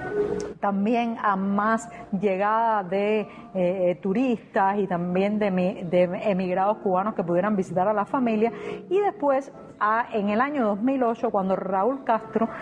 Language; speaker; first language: Spanish; native; Spanish